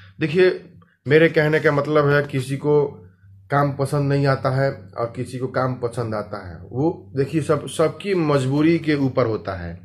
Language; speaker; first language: Hindi; native; Hindi